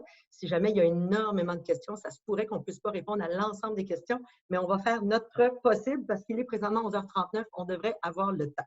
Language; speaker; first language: French; native; French